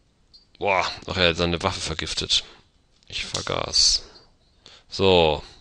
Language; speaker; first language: German; native; German